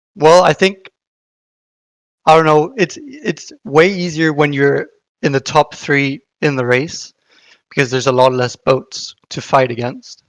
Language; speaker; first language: English; non-native, fluent; Danish